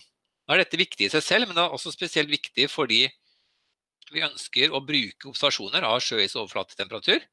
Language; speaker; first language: Norwegian; native; Norwegian